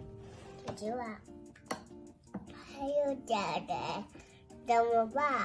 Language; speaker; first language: Chinese; early bilingual, heritage; Chinese